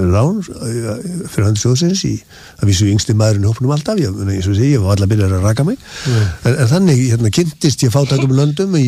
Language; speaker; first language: Icelandic; native; Icelandic